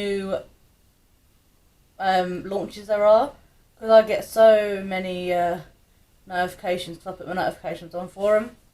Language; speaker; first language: English; native; English